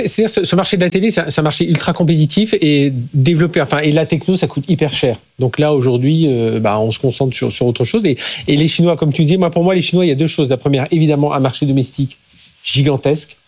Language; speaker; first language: French; native; French